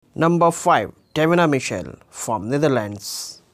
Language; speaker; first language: English; non-native, fluent; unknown